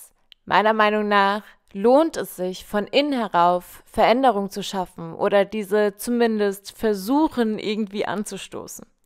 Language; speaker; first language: German; native; German